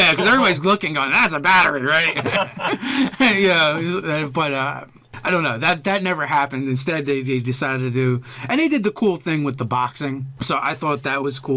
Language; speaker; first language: English; native; English